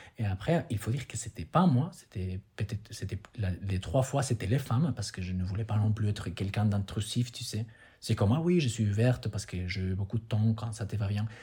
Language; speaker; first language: French; non-native, fluent; Spanish